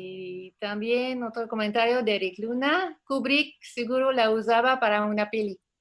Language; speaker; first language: Spanish; non-native, fluent; French